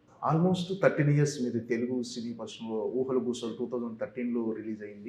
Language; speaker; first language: Telugu; native; Telugu